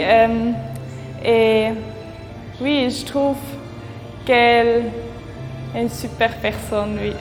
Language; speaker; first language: French; non-native, local second language; German